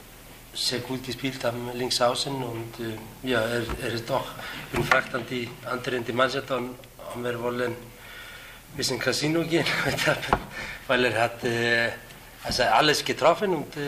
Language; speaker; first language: German; non-native, fluent; Icelandic